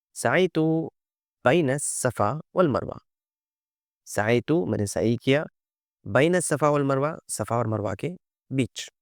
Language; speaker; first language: Urdu; native; Urdu